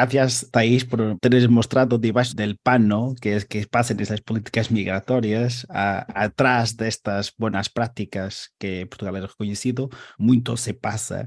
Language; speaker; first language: Spanish; non-native, learner; Portuguese